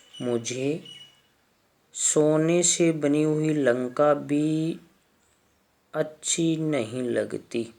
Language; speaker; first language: Hindi; native; Hindi